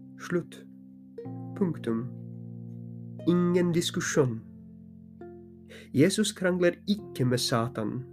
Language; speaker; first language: Norwegian; non-native, fluent; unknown